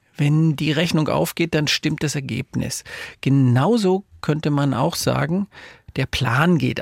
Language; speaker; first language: German; native; German